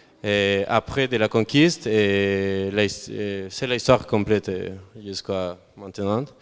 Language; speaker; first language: French; non-native, learner; Spanish